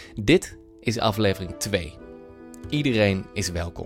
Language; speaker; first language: Dutch; native; Dutch